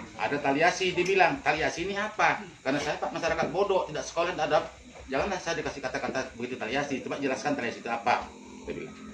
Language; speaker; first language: Indonesian; non-native, local second language; Balinese